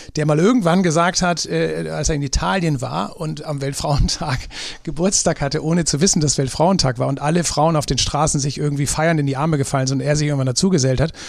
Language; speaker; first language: German; native; German